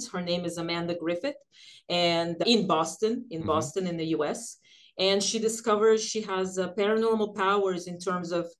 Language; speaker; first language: English; early bilingual, other home language; Ukrainian